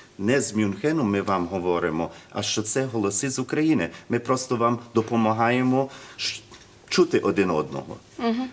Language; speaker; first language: Ukrainian; early bilingual, heritage; Ukrainian